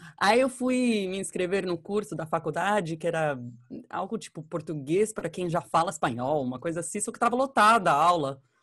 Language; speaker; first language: Portuguese; non-native, fluent; English